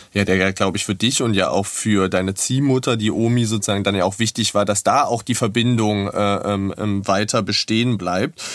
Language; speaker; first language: German; native; German